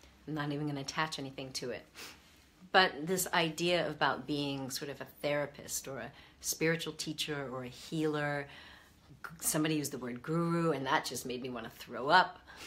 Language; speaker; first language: English; native; English